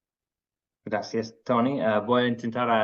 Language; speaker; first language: Spanish; non-native, fluent; English